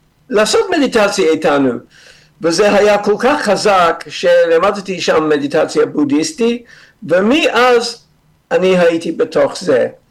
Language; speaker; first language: Hebrew; non-native, fluent; English